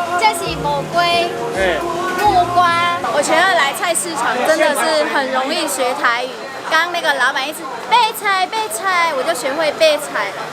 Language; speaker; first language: Chinese; non-native, fluent; Vietnamese